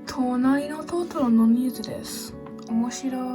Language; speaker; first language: Japanese; non-native, learner; English